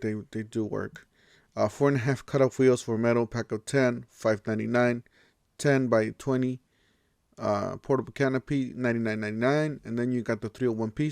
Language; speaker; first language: English; native; English